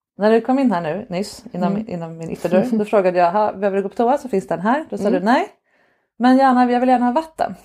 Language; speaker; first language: Swedish; native; Swedish